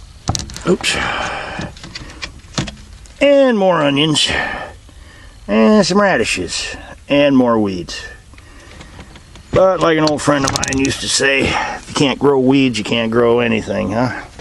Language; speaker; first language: English; native; English